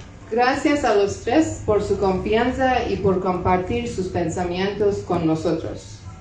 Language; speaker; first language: Spanish; non-native, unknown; Persian